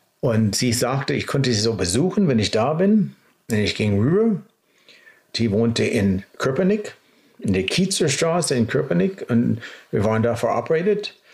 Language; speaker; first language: German; non-native, fluent; English